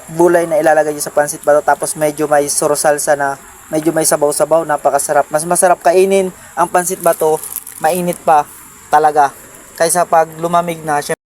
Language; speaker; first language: Filipino; non-native, local second language; Bikol